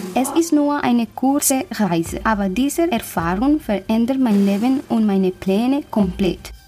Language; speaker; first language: German; non-native, fluent; Spanish